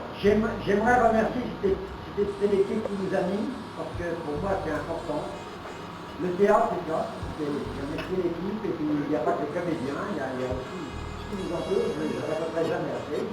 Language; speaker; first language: French; native; French